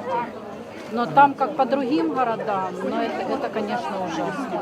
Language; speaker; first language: Russian; native; Russian